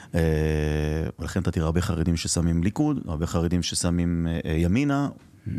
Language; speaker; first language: Hebrew; early bilingual, other home language; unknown